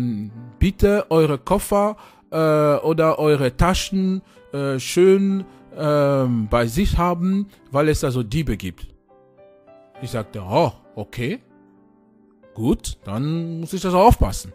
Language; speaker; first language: German; non-native, fluent; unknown